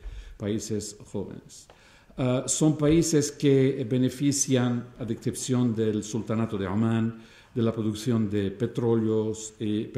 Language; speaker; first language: Spanish; non-native, fluent; Arabic